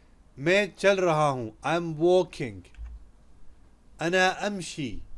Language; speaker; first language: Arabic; non-native, fluent; Urdu